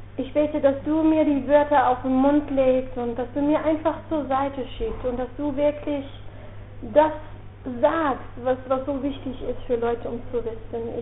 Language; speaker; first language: German; non-native, fluent; Dutch